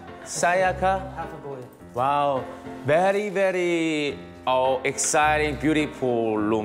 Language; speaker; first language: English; non-native, learner; Korean